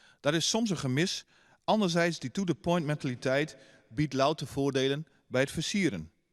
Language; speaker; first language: Dutch; native; Dutch